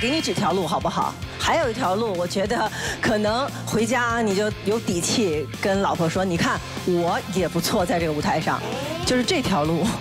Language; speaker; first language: Chinese; native; Chinese